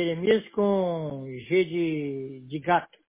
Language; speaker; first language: Spanish; non-native, learner; Portuguese